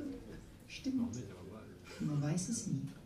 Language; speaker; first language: German; non-native, learner; Dutch